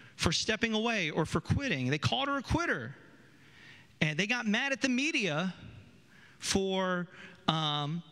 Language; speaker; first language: English; native; English